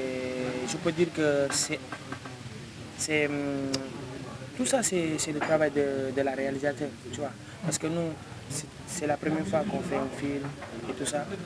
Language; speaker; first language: French; non-native, local second language; Wolof